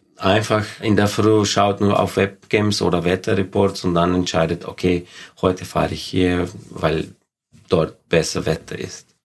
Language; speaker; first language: German; non-native, fluent; Slovenian